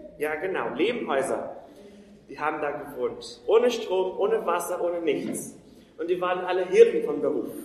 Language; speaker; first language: German; non-native, fluent; Portuguese